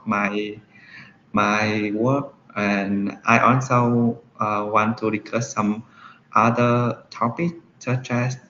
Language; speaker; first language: English; non-native, learner; Vietnamese